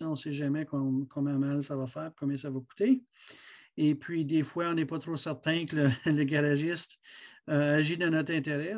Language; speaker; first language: French; native; French